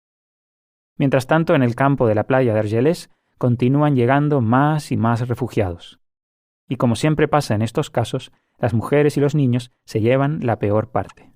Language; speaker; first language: Spanish; native; Spanish